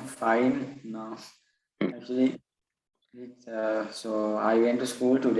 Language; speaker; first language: English; non-native, local second language; Sinhala